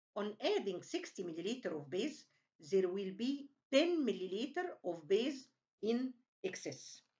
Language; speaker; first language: English; non-native, fluent; Arabic